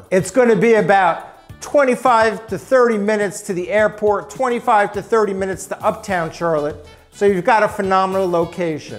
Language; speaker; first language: English; native; English